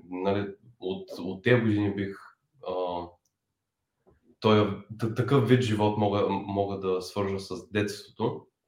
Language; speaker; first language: Bulgarian; native; Bulgarian